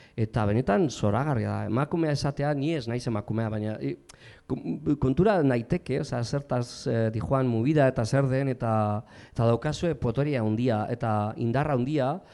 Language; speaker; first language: Basque; non-native, local second language; Spanish